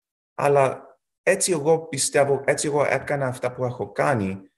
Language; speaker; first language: Greek; early bilingual, heritage; Greek